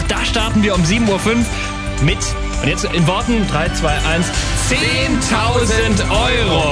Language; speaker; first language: German; native; German